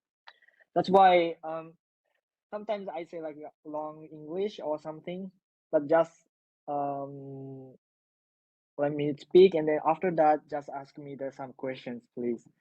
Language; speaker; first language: English; non-native, learner; Japanese